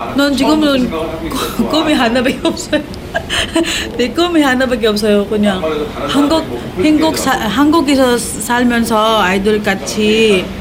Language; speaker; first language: Korean; non-native, learner; Filipino